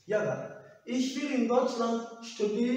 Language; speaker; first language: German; non-native, learner; Turkish